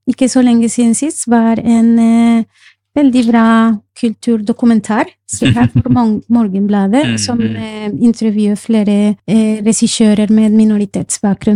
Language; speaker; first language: Norwegian; non-native, fluent; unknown